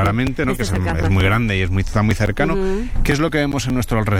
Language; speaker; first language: Spanish; native; Spanish